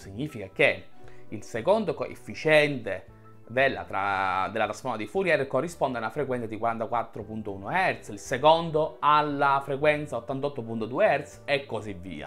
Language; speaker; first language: Italian; native; Italian